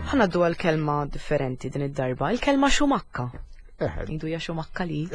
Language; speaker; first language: Maltese; native; Maltese